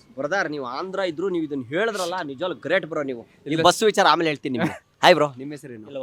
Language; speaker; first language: Kannada; native; Kannada